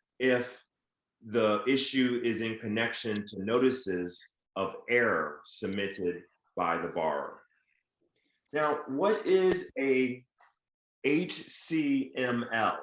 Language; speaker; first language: English; native; English